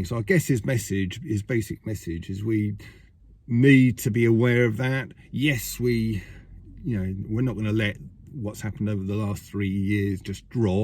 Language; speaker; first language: English; native; English